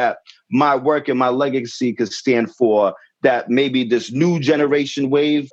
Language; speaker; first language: English; native; English